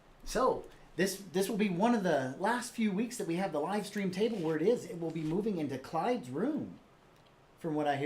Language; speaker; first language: English; native; English